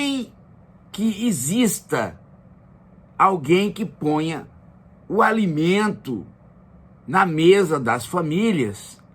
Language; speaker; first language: Portuguese; native; Portuguese